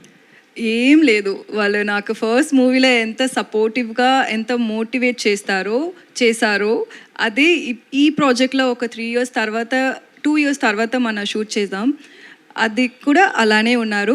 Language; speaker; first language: Telugu; non-native, local second language; Tamil